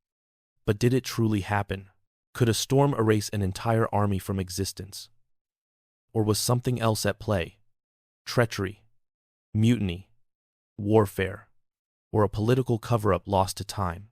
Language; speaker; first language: English; native; English